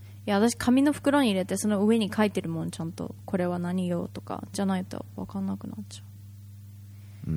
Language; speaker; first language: Japanese; native; Japanese